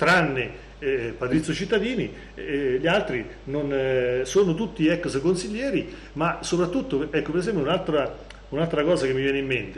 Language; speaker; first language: Italian; native; Italian